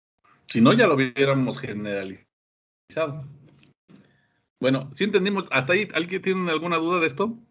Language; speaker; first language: Spanish; native; Spanish